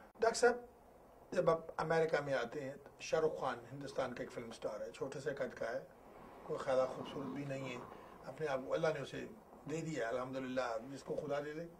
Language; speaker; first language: Urdu; native; Urdu